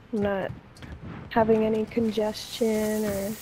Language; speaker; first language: English; early bilingual, other home language; Turkish